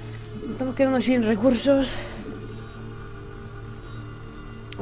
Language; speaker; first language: Spanish; native; Spanish